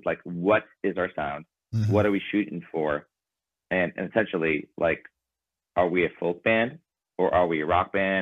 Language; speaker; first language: English; early bilingual, other home language; Ukrainian